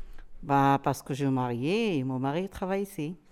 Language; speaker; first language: French; non-native, learner; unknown